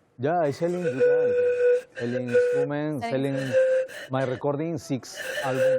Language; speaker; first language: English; non-native, learner; Spanish